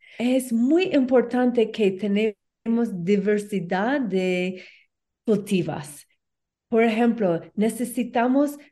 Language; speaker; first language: Spanish; non-native, learner; English